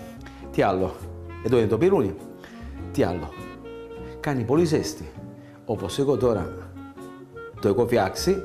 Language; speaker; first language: Greek; non-native, learner; Italian